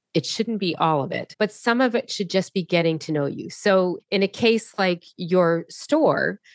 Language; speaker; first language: English; native; English